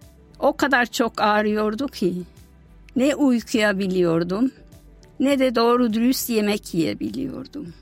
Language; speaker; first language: Turkish; non-native, fluent; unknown